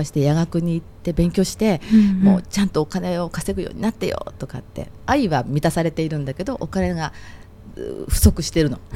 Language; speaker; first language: Japanese; native; Japanese